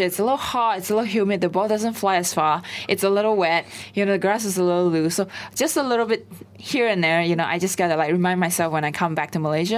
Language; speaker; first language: English; non-native, local second language; Chinese